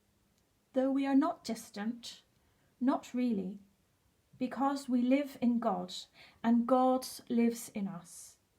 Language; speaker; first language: English; native; English